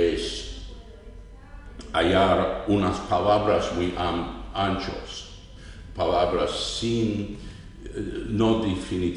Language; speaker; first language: Spanish; non-native, fluent; English